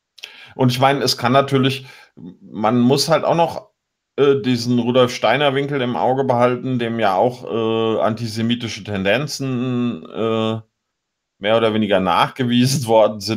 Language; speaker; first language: German; native; German